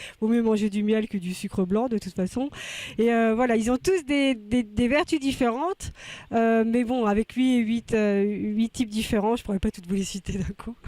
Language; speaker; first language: French; native; French